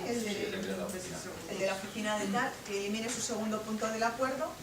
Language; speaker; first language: Spanish; native; Spanish